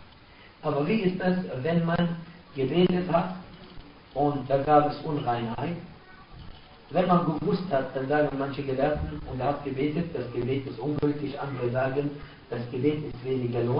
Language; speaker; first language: German; non-native, fluent; Arabic